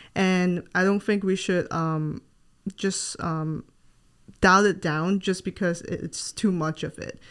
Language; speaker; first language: English; non-native, local second language; Cantonese